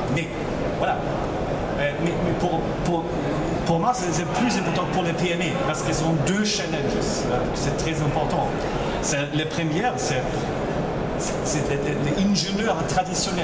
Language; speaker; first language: French; non-native, local second language; German